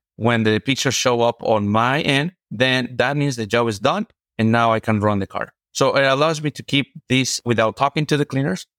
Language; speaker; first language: English; non-native, fluent; Spanish